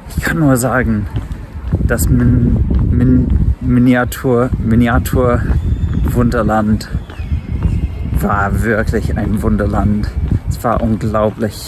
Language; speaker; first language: German; non-native, fluent; English